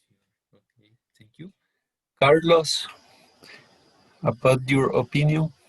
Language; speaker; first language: English; non-native, learner; Spanish